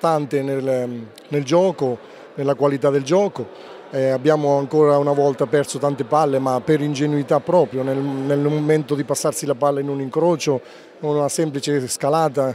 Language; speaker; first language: Italian; native; Italian